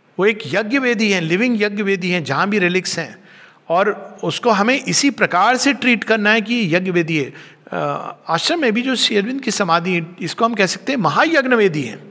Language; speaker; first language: Hindi; native; Hindi